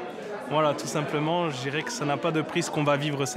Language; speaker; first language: French; native; French